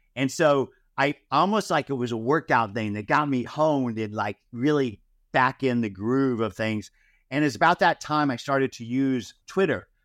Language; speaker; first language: English; native; English